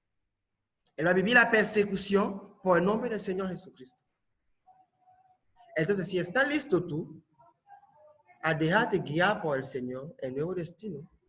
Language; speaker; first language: Spanish; non-native, fluent; French